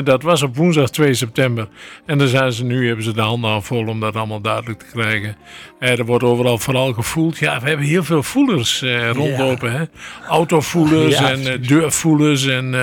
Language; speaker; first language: Dutch; native; Dutch